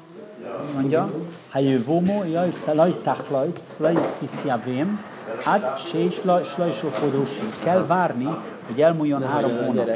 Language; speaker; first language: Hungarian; native; Hungarian